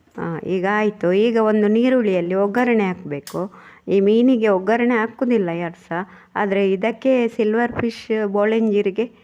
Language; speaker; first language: Kannada; non-native, local second language; Tulu